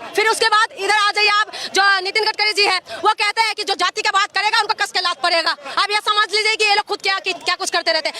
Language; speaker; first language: Hindi; non-native, local second language; Assamese